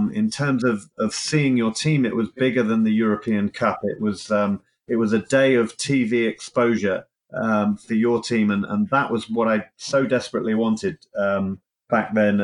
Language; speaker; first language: English; native; English